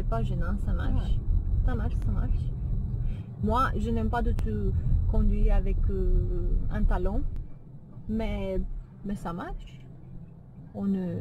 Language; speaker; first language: French; non-native, fluent; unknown